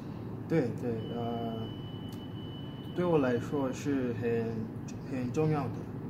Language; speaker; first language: Chinese; non-native, fluent; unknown